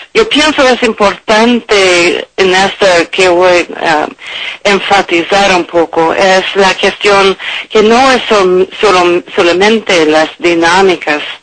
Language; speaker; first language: Spanish; non-native, learner; English